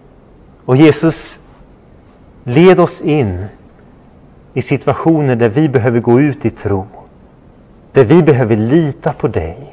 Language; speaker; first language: Swedish; non-native, fluent; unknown